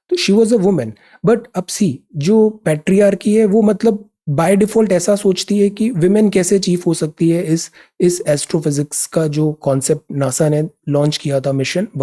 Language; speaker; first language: Hindi; native; Hindi